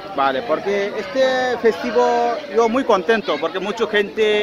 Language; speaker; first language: Spanish; non-native, learner; Bangla